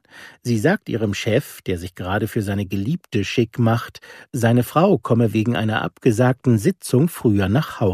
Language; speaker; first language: German; native; German